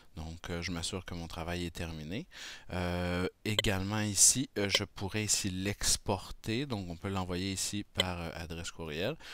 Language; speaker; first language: French; native; French